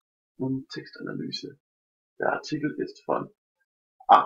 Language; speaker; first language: German; non-native, learner; Danish